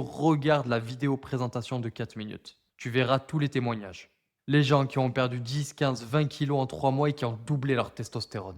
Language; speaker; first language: French; native; French